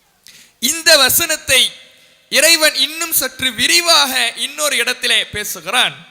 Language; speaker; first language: Tamil; native; Tamil